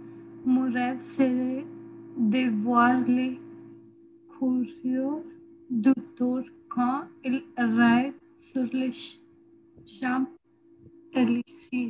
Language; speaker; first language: French; non-native, learner; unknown